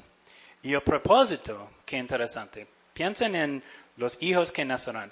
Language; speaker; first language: Spanish; non-native, fluent; English